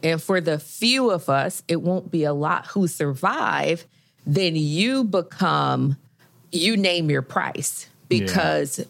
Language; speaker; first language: English; native; English